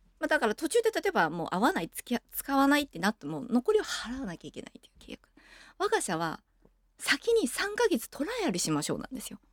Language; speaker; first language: Japanese; early bilingual, other home language; Chinese